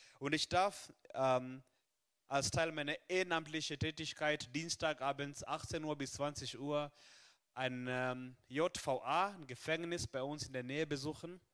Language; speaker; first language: German; non-native, fluent; Swahili